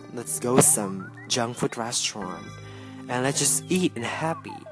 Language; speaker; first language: English; non-native, learner; Indonesian